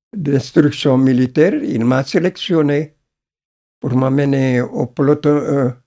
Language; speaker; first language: French; non-native, local second language; Wolof